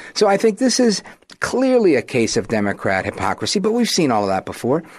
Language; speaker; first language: English; native; English